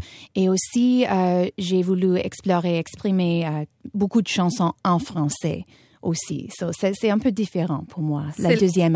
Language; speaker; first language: French; non-native, fluent; English